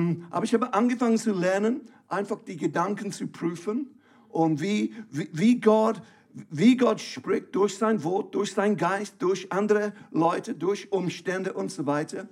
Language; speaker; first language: German; non-native, fluent; English